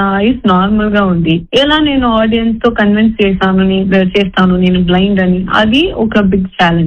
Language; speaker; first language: Telugu; non-native, fluent; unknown